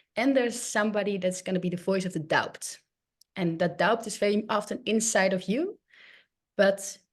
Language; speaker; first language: English; non-native, fluent; Dutch